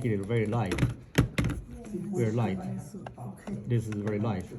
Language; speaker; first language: English; non-native, fluent; Chinese